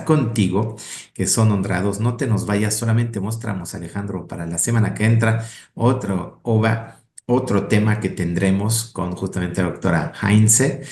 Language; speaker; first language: Spanish; native; Spanish